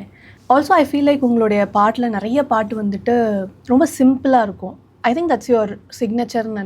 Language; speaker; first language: Tamil; native; Tamil